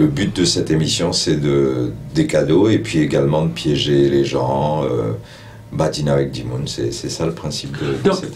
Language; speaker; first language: French; non-native, local second language; Morisyen